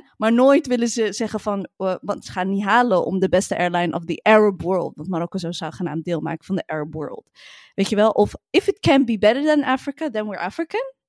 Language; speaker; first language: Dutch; early bilingual, other home language; Arabic